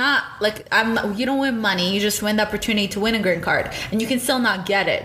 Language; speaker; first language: English; non-native, fluent; Russian